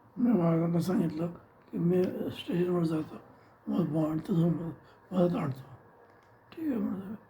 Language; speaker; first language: Marathi; non-native, local second language; Gujarati